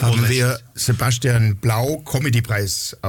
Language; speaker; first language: German; native; German